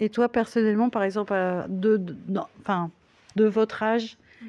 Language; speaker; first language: French; native; French